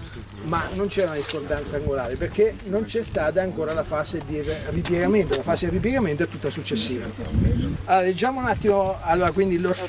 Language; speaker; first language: Italian; native; Italian